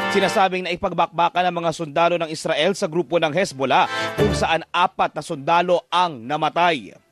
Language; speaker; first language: Filipino; native; Filipino